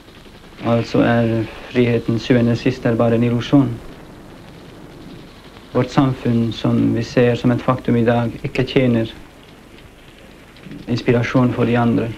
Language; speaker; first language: Norwegian; non-native, fluent; Hungarian